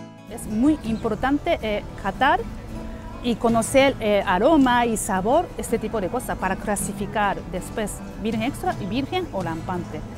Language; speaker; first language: Spanish; non-native, learner; Japanese